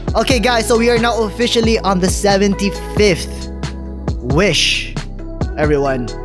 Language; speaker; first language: English; non-native, local second language; Filipino